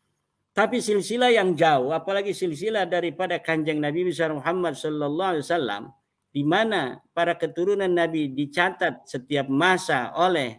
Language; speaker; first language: Indonesian; native; Indonesian